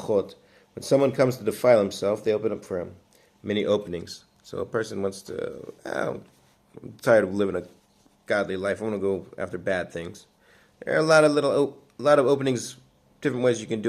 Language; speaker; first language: English; native; English